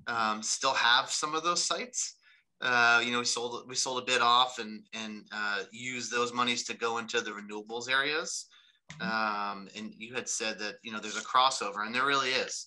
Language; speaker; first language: English; native; English